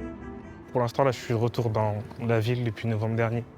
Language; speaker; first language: French; native; French